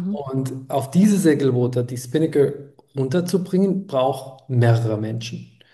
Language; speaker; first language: German; non-native, fluent; Spanish